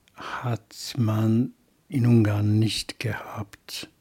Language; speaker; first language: German; non-native, fluent; Hungarian